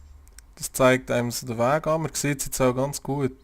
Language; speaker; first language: German; native; German